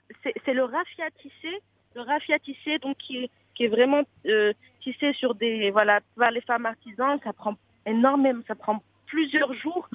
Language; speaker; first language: French; non-native, local second language; Arabic